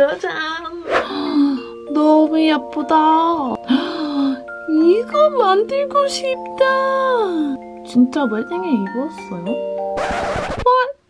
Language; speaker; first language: Korean; non-native, fluent; English